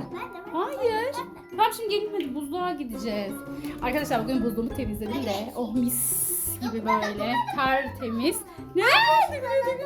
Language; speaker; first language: Turkish; native; Turkish